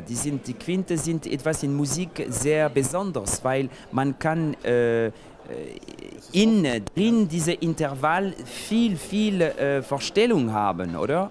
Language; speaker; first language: German; non-native, fluent; French